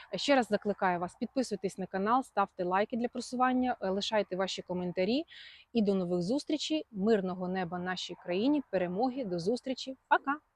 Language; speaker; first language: Ukrainian; non-native, local second language; Russian